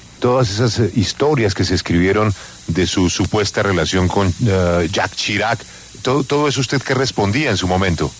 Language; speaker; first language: Spanish; native; Spanish